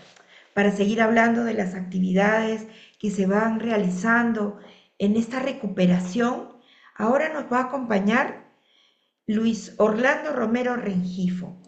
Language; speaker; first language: Spanish; native; Spanish